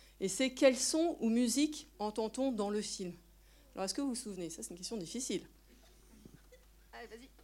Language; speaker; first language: French; native; French